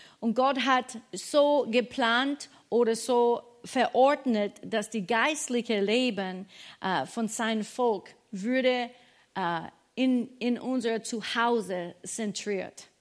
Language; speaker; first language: German; non-native, fluent; English